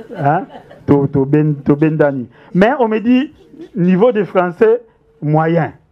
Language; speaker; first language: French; non-native, local second language; Lingala